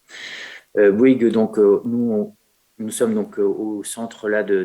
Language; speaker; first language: French; native; French